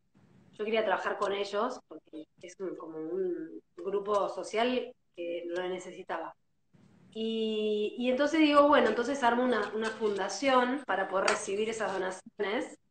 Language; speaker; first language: Spanish; native; Spanish